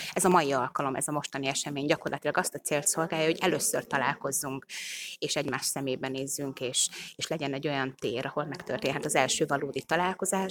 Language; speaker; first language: Hungarian; native; Hungarian